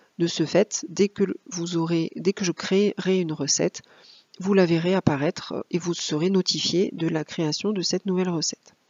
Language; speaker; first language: French; native; French